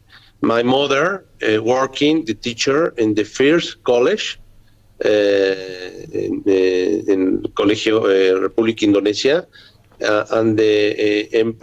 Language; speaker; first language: English; non-native, learner; Spanish